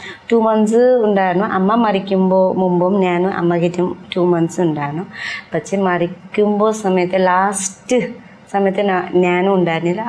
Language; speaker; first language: Malayalam; non-native, learner; Nepali